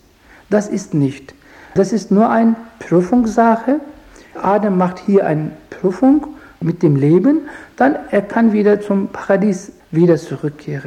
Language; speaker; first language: German; non-native, learner; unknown